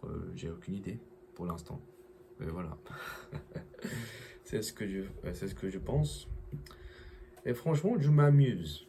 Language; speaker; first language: French; non-native, learner; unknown